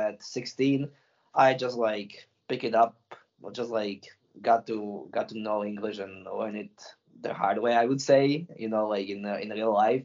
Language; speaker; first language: English; non-native, fluent; Slovak